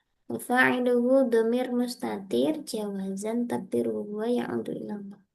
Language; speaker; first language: Arabic; non-native, fluent; Indonesian